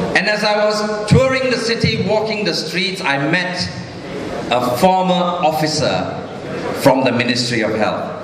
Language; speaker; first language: English; non-native, local second language; Chinese